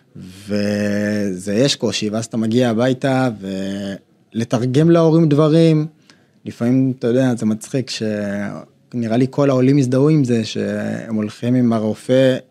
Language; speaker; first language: Hebrew; early bilingual, other home language; Amharic